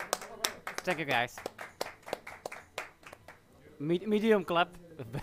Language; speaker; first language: English; non-native, fluent; Czech